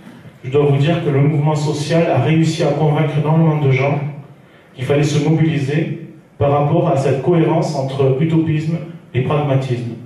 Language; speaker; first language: French; native; French